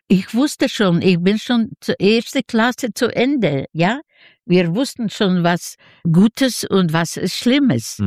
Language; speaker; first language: German; non-native, fluent; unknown